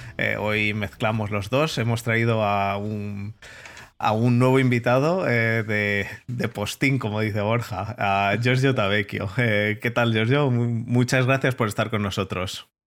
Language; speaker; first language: Spanish; native; Spanish